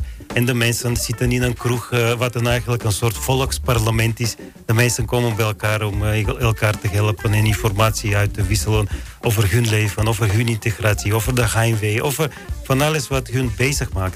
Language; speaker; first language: Dutch; non-native, fluent; Bulgarian